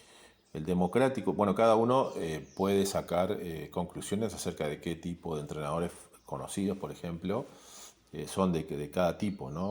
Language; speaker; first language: Spanish; native; Spanish